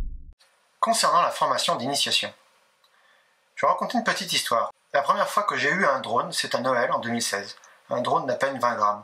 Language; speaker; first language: French; native; French